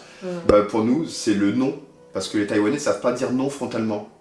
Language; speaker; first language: French; native; French